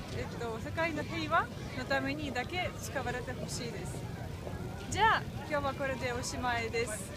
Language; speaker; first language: Japanese; non-native, fluent; Russian